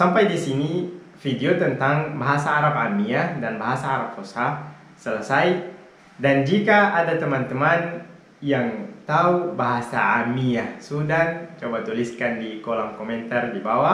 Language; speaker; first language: Indonesian; non-native, fluent; Arabic